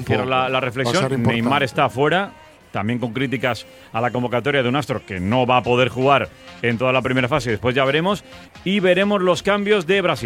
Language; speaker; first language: Spanish; native; Spanish